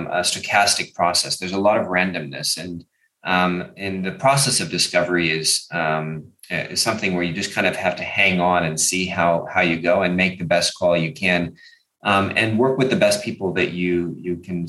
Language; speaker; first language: English; native; English